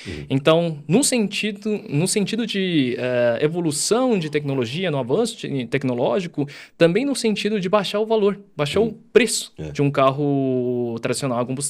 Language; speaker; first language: Portuguese; early bilingual, other home language; Chinese